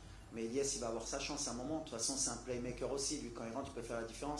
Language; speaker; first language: French; native; French